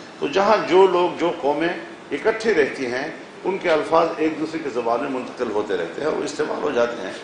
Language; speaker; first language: Urdu; non-native, local second language; Pashto